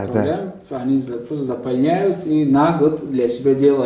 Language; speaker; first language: Russian; non-native, local second language; Tajik